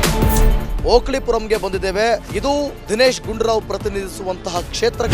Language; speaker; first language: Kannada; native; Kannada